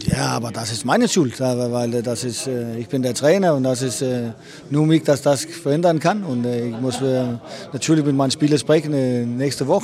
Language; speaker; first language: German; non-native, learner; Danish